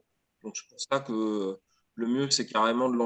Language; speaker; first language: French; native; French